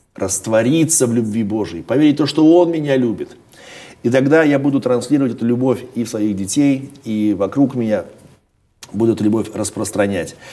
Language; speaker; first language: Russian; native; Russian